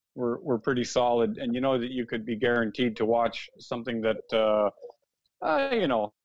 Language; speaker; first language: English; early bilingual, other home language; Ukrainian